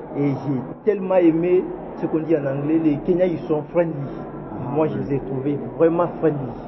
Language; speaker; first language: French; non-native, local second language; Lingala